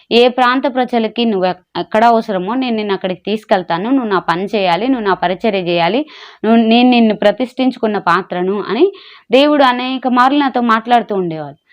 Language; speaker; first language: Telugu; non-native, local second language; Urdu